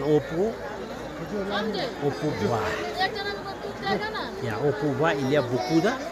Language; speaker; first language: French; non-native, learner; Nepali